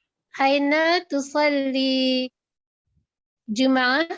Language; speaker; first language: Arabic; non-native, learner; Malay